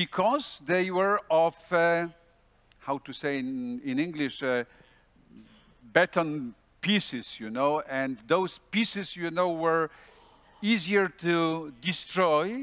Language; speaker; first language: English; non-native, fluent; Polish